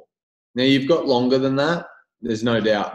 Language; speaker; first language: English; native; English